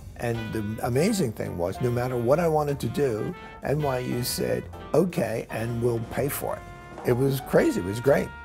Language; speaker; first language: English; native; English